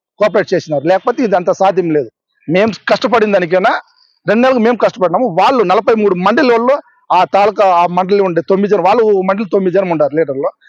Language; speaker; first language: Telugu; native; Telugu